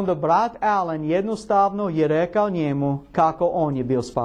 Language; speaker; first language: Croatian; non-native, learner; English